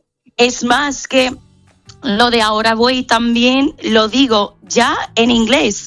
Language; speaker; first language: Spanish; non-native, fluent; English